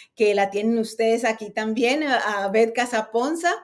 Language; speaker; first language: Spanish; native; Spanish